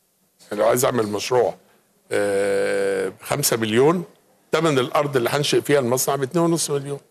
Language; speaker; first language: Arabic; native; Arabic